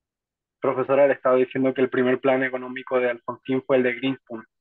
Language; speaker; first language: Spanish; native; Spanish